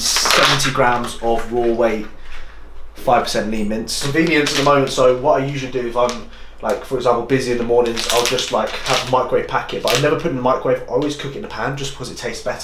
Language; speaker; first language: English; native; English